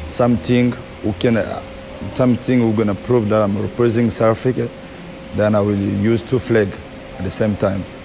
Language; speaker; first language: English; non-native, fluent; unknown